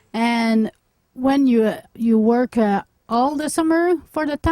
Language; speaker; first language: English; non-native, local second language; French